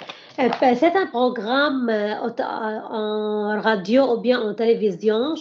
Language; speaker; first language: French; non-native, learner; Arabic